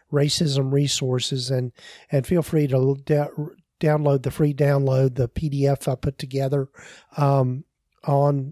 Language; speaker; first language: English; native; English